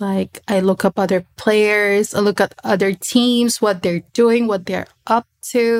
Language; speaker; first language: English; non-native, local second language; Filipino